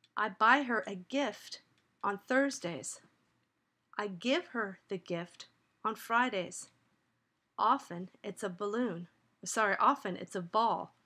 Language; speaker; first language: English; native; English